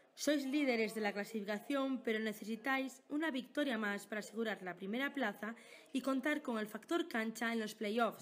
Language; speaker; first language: Spanish; native; Spanish